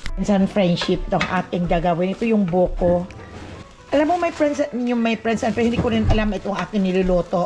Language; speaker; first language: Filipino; non-native, local second language; Cebuano